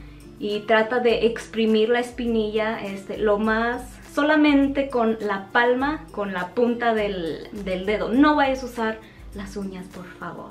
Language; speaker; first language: Spanish; native; Spanish